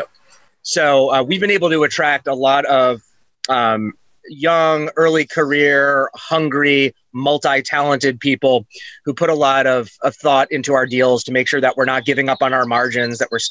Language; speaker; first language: English; native; English